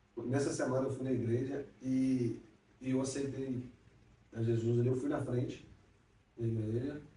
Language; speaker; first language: Portuguese; native; Portuguese